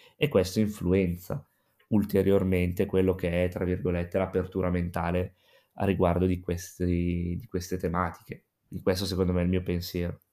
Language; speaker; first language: Italian; native; Italian